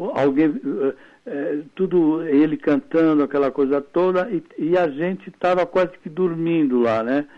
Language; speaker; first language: Portuguese; early bilingual, other home language; Italian